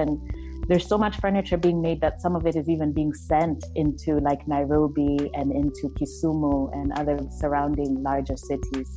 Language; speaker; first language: English; non-native, local second language; Luo (Kenya and Tanzania)